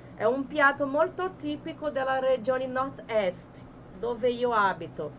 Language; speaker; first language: Italian; non-native, fluent; Portuguese